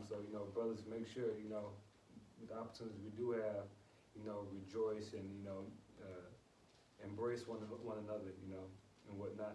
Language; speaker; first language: English; native; English